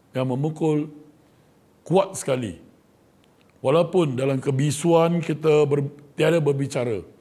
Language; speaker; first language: Malay; non-native, local second language; Chinese